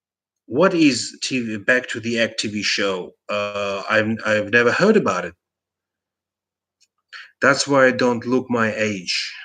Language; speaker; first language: English; non-native, fluent; Russian